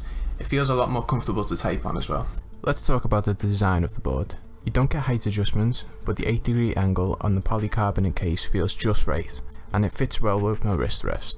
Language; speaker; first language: English; native; English